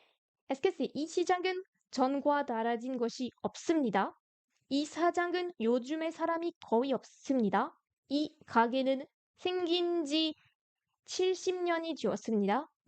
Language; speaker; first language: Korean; non-native, fluent; French